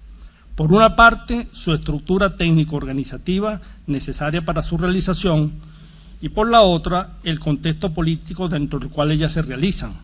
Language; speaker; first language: Spanish; native; Spanish